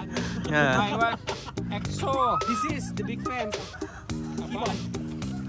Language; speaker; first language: English; non-native, learner; Indonesian